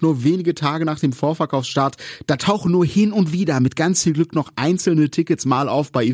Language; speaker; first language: German; native; German